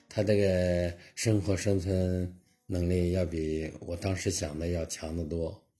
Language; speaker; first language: Chinese; native; Chinese